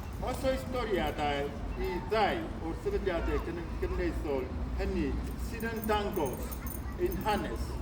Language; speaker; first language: Welsh; non-native, fluent; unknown